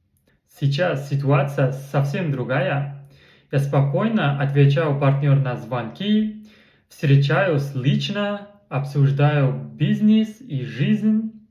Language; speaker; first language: Russian; non-native, learner; Kazakh